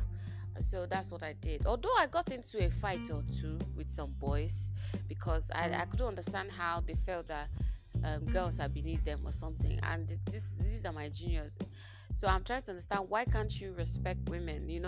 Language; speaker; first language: English; non-native, local second language; Igbo